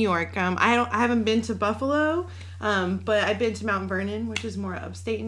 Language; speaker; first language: English; native; English